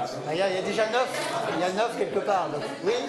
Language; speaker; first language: French; native; French